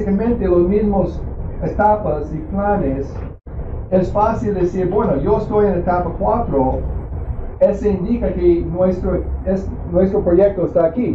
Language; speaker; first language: Spanish; non-native, fluent; English